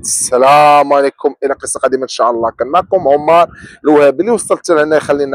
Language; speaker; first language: Arabic; native; Arabic